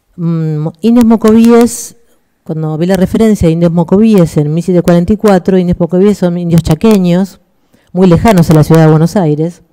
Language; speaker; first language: Spanish; native; Spanish